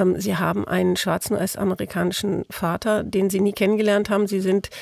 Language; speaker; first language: German; native; German